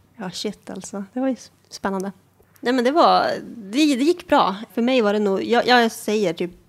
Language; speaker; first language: Swedish; native; Swedish